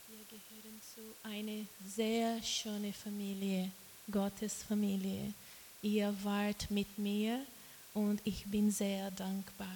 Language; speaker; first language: German; non-native, learner; Portuguese